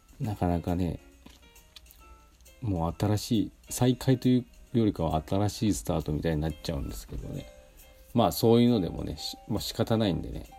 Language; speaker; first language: Japanese; native; Japanese